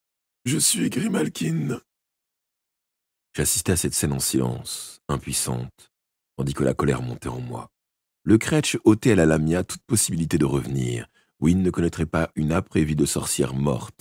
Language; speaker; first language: French; native; French